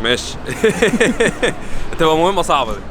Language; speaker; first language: Arabic; native; Arabic